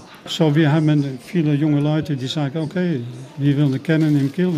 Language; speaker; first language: German; non-native, learner; Dutch